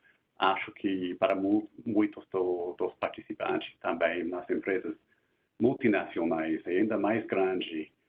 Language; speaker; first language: Portuguese; non-native, fluent; English